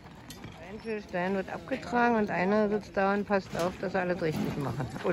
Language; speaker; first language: German; native; German